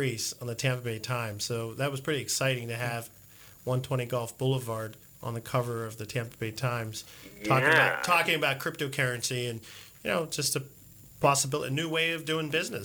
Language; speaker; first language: English; native; English